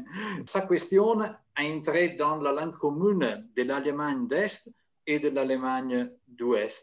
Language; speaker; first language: French; non-native, fluent; Italian